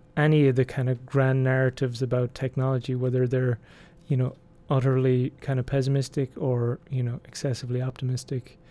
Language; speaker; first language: English; native; English